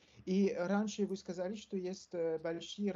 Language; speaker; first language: Russian; non-native, learner; French